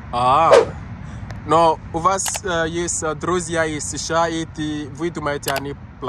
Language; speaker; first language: Russian; non-native, learner; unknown